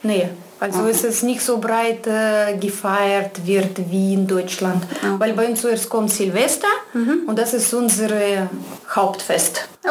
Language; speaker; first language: German; non-native, fluent; Russian